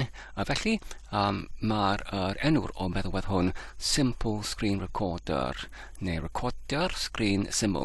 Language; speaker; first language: Welsh; non-native, learner; Polish